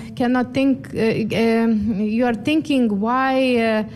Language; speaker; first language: English; non-native, fluent; Lithuanian